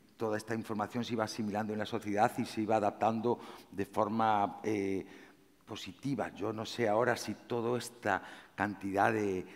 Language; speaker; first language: Spanish; native; Spanish